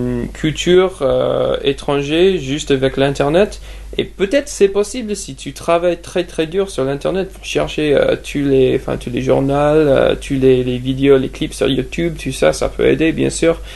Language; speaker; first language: French; non-native, fluent; English